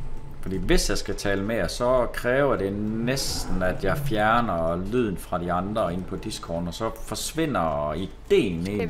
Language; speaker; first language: Danish; native; Danish